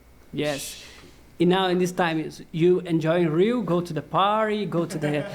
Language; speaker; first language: English; non-native, learner; Portuguese